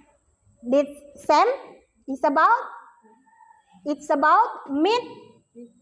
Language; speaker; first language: English; non-native, learner; Indonesian